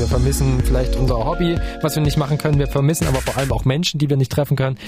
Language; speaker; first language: German; native; German